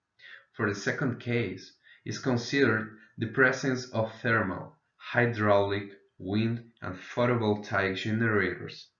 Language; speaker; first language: English; non-native, fluent; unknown